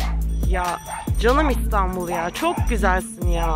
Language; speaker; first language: Turkish; native; Turkish